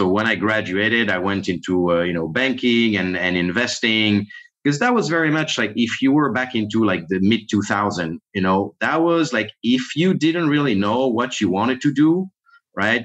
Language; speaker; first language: English; non-native, fluent; French